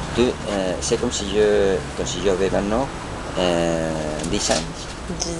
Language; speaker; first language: French; non-native, learner; Spanish